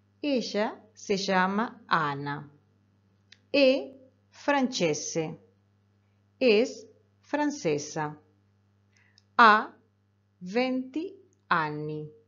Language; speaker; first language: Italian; non-native, fluent; Spanish